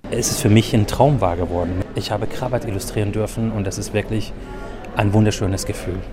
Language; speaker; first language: German; early bilingual, other home language; Persian